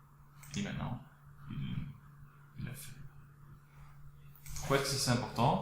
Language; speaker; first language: French; non-native, local second language; Dutch